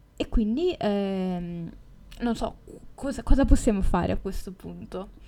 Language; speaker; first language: Italian; native; Italian